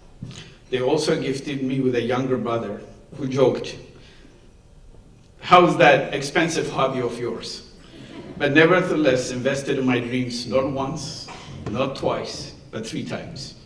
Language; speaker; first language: English; non-native, local second language; Amharic